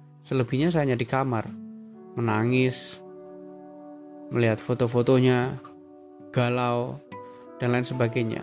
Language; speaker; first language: Indonesian; native; Indonesian